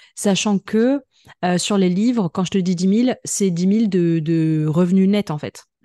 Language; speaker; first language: French; native; French